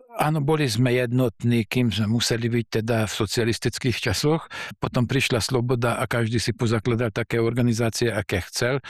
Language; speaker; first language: Slovak; early bilingual, heritage; Slovak